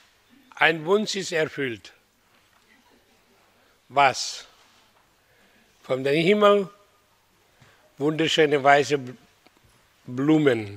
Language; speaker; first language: German; non-native, learner; Hindi